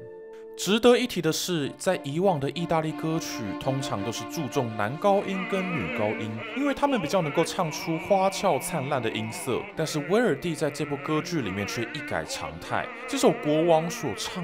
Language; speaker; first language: Chinese; native; Chinese